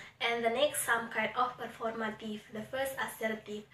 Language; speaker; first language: English; non-native, learner; Indonesian